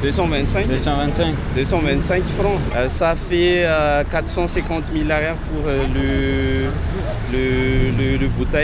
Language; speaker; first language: French; non-native, local second language; Malagasy